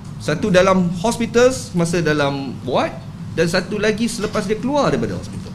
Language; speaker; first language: Malay; native; Malay